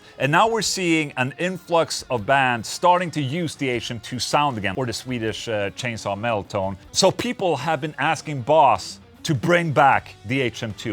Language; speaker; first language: English; non-native, fluent; Swedish